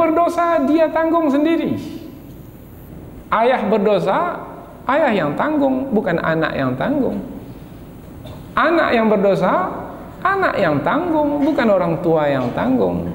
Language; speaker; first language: Malay; native; Malay